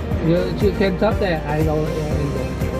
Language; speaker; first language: English; non-native, learner; Vietnamese